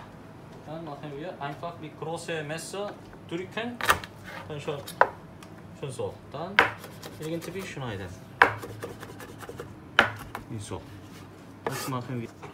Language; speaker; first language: German; non-native, learner; Korean